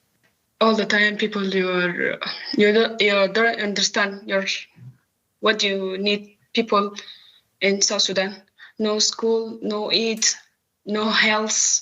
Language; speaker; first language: English; non-native, local second language; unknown